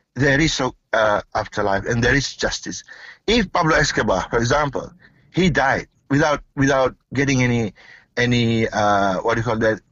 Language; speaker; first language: English; non-native, local second language; Malay